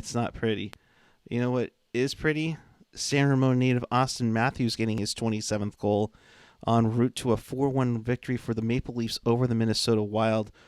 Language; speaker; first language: English; native; English